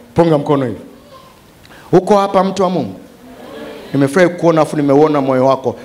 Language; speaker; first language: Swahili; native; Swahili